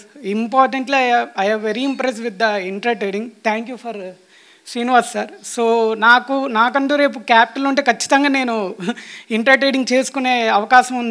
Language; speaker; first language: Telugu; native; Telugu